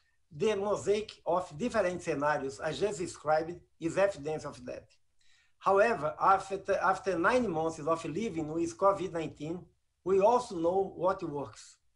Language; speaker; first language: English; non-native, fluent; Portuguese